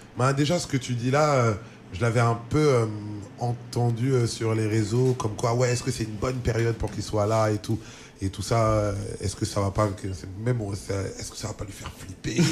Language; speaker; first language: French; early bilingual, other home language; Lingala